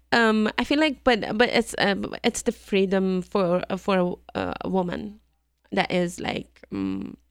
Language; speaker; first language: English; non-native, fluent; Persian